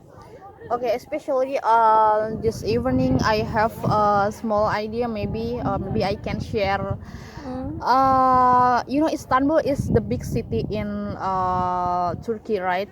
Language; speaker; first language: English; non-native, learner; Indonesian